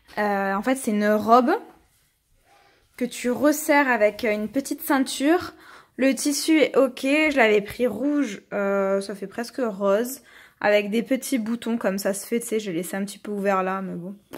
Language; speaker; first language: French; native; French